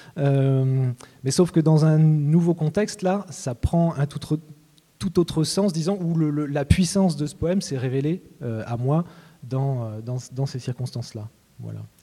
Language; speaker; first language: French; native; French